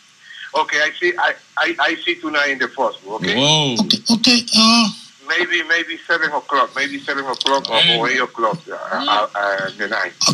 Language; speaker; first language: English; non-native, learner; Spanish